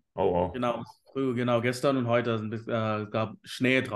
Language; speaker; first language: German; non-native, fluent; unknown